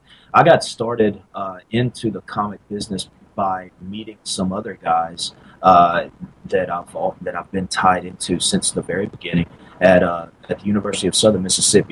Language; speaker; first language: English; native; English